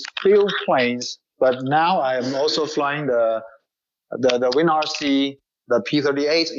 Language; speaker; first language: English; non-native, learner; Chinese